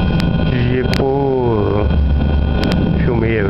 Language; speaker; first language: French; non-native, learner; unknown